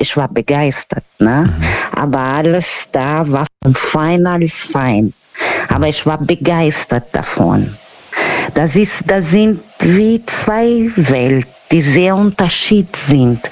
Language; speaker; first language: German; non-native, fluent; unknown